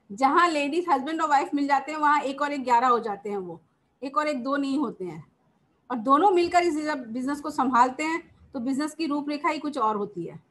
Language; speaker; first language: Hindi; native; Hindi